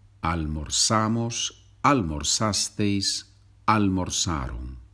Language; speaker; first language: Spanish; non-native, fluent; English